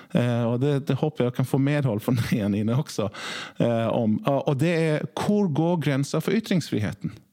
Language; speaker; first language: Norwegian; early bilingual, other home language; Swedish